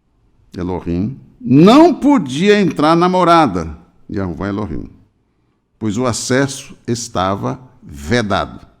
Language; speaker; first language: Portuguese; native; Portuguese